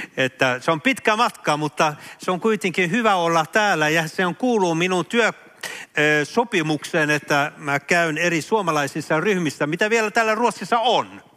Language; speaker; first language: Finnish; early bilingual, heritage; Finnish